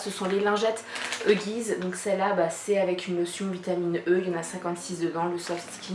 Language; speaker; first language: French; native; French